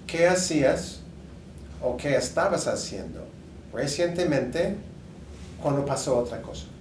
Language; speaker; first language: Spanish; non-native, fluent; English